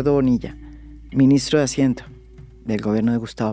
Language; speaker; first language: Spanish; native; Spanish